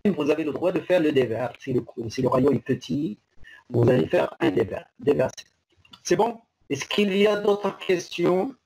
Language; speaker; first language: French; non-native, local second language; Arabic